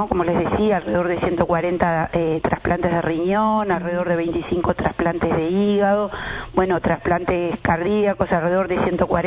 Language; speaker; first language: Spanish; native; Spanish